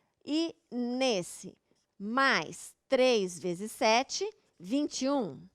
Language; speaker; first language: Portuguese; native; Portuguese